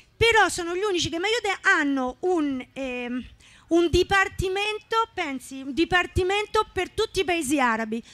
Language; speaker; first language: Italian; native; Italian